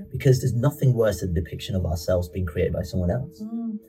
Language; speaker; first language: English; native; English